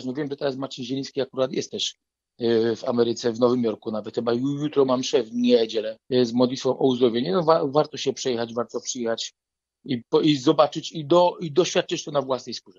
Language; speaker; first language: Polish; native; Polish